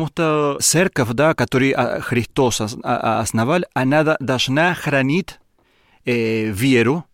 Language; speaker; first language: Russian; non-native, learner; Spanish